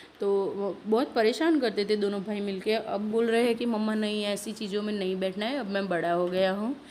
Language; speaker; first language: Hindi; non-native, local second language; Gujarati